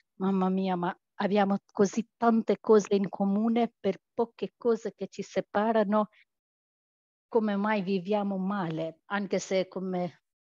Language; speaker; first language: Italian; non-native, fluent; Albanian